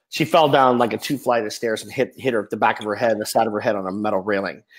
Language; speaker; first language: English; native; English